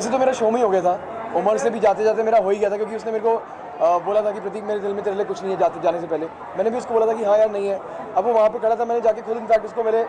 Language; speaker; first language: Hindi; native; Hindi